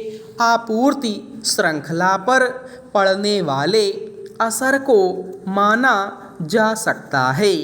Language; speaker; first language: Hindi; native; Hindi